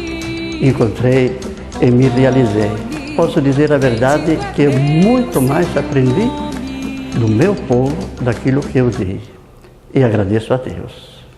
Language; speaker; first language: Portuguese; non-native, fluent; Italian